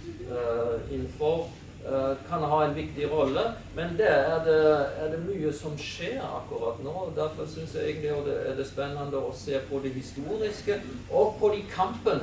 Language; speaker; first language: Norwegian; non-native, fluent; German